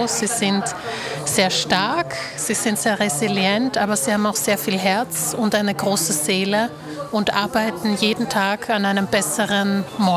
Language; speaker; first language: German; early bilingual, other home language; Slovak